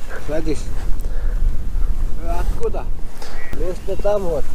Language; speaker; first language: Russian; non-native, local second language; Kyrgyz